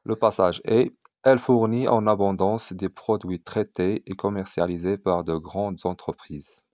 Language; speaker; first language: French; non-native, local second language; Arabic